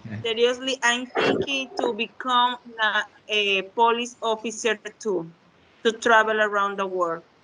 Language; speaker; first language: English; non-native, learner; Spanish